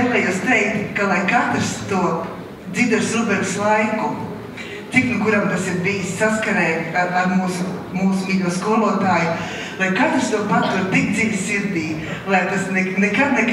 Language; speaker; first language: Latvian; native; Latvian